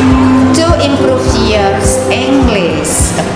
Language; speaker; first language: English; non-native, learner; Indonesian